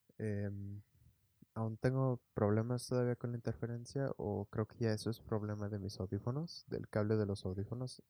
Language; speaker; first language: Spanish; early bilingual, heritage; Spanish